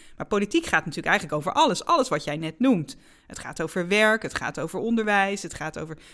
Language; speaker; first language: Dutch; native; Dutch